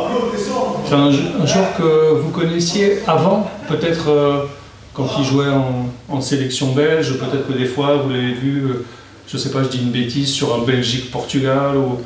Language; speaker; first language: French; native; French